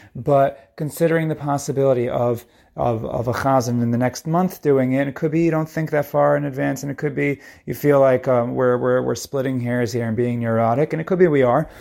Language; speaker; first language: English; native; English